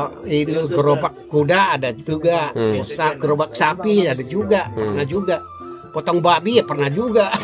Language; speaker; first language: Indonesian; non-native, local second language; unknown